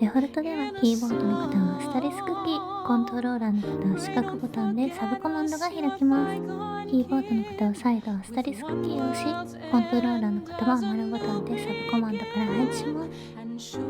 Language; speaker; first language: Japanese; native; Japanese